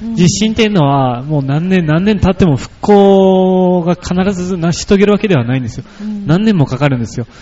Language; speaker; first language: Japanese; early bilingual, other home language; Portuguese